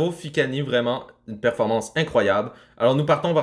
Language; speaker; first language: French; native; French